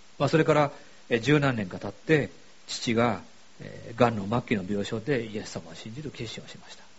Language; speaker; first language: Japanese; native; Japanese